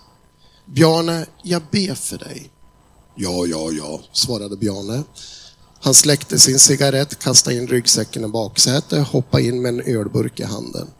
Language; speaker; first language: Swedish; native; Swedish